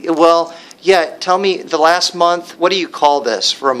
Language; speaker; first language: English; native; English